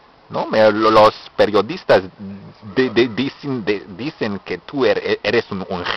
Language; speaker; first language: Spanish; non-native, learner; French